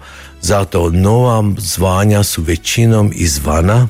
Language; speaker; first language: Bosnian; early bilingual, heritage; Croatian